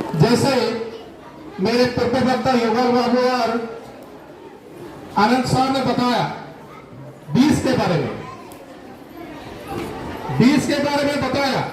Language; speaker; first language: Hindi; non-native, local second language; Odia